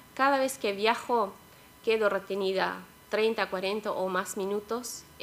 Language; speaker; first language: Spanish; non-native, fluent; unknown